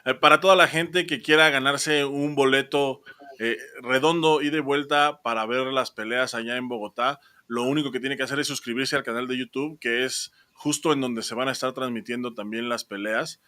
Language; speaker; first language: Spanish; native; Spanish